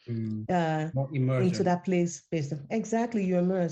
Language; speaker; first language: English; non-native, local second language; Yoruba